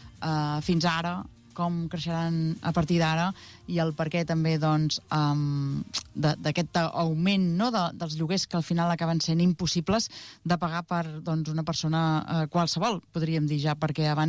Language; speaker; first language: Catalan; native; Catalan